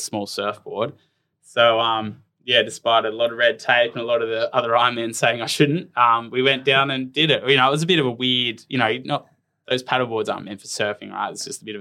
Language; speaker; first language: English; native; English